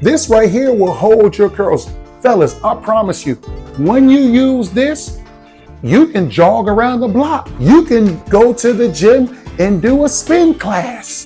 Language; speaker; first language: English; native; English